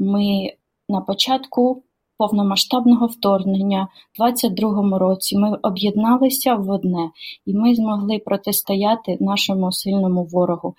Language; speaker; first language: Ukrainian; native; Ukrainian